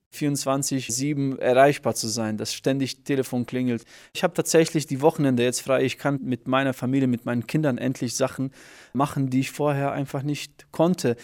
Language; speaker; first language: German; early bilingual, other home language; Bosnian